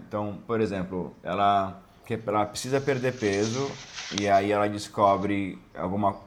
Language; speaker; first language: Portuguese; native; Portuguese